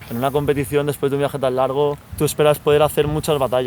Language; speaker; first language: Spanish; native; Spanish